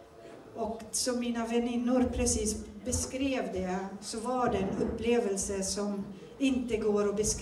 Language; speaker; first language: Swedish; early bilingual, other home language; Turoyo